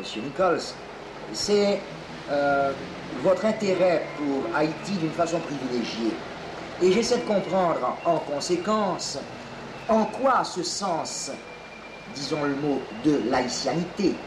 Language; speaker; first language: French; native; French